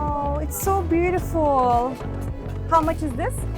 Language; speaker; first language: English; non-native, fluent; Turkish